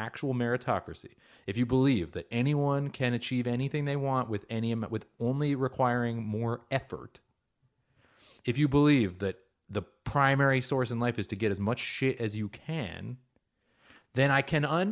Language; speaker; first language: English; early bilingual, other home language; Hebrew